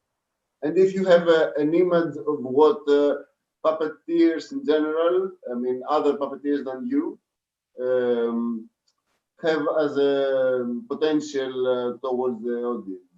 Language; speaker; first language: English; non-native, fluent; Greek